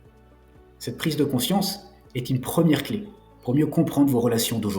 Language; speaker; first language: French; native; French